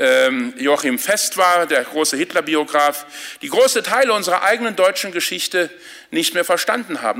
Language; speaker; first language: German; native; German